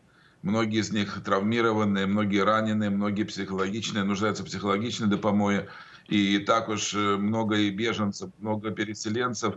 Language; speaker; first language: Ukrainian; non-native, learner; Russian